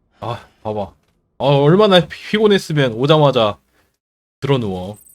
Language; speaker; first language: Korean; native; Korean